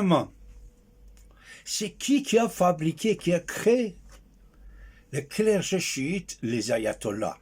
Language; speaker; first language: French; non-native, fluent; Persian